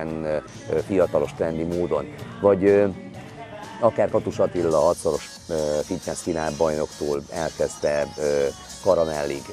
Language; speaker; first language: Hungarian; native; Hungarian